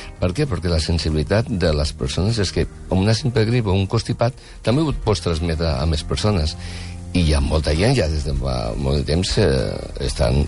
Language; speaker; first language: Catalan; early bilingual, other home language; Chinese